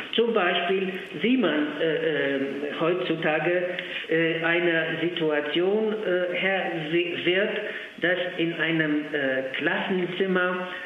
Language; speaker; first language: German; non-native, fluent; Polish